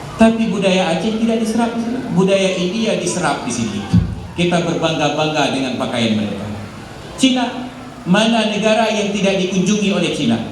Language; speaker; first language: Malay; non-native, local second language; Achinese